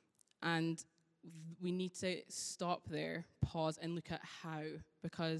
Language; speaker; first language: English; native; English